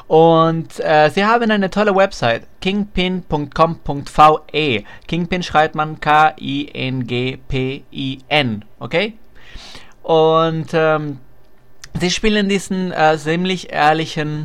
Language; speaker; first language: German; non-native, fluent; Spanish